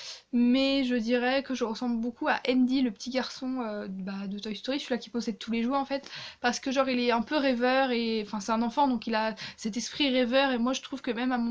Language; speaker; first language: French; native; French